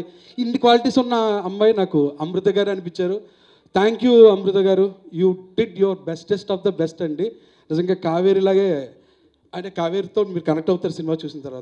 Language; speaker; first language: Telugu; native; Telugu